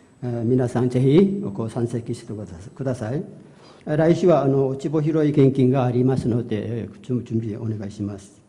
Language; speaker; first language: Japanese; non-native, fluent; Korean